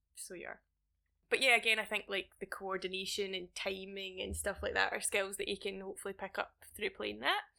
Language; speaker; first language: English; native; English